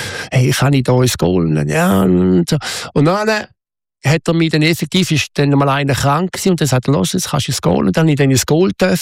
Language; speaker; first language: German; native; German